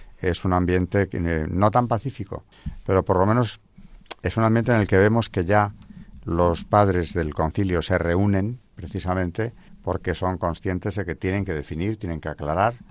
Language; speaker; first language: Spanish; native; Spanish